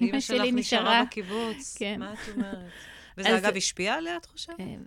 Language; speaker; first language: Hebrew; native; Hebrew